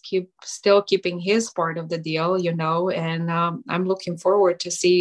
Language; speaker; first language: English; non-native, fluent; Romanian